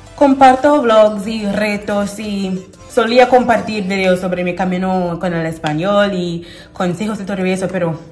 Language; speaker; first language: Spanish; non-native, learner; English